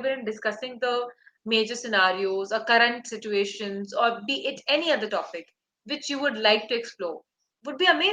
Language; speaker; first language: English; non-native, fluent; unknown